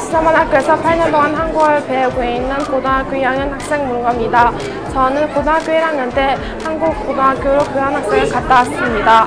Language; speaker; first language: Korean; non-native, fluent; Mongolian